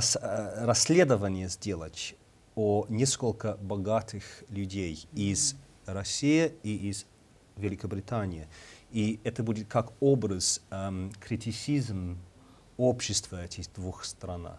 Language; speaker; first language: Russian; non-native, learner; English